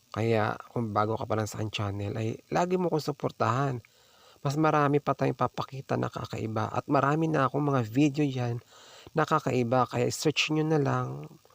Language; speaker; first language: Filipino; non-native, local second language; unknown